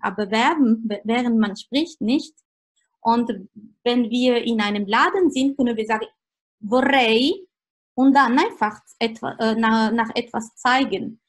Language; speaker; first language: German; non-native, fluent; Italian